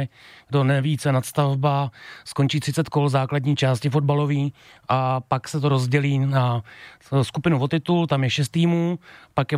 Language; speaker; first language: Czech; native; Czech